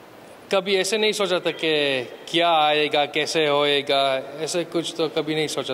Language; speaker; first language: Hindi; early bilingual, heritage; Hindi